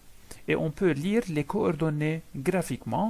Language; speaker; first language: French; non-native, local second language; Arabic